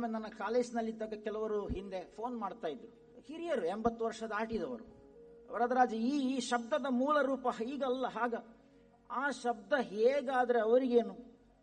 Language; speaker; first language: Kannada; non-native, local second language; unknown